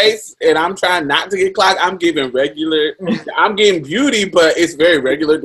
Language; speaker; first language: English; native; English